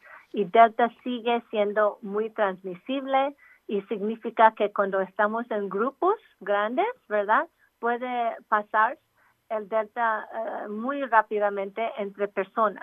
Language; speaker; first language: Spanish; non-native, local second language; English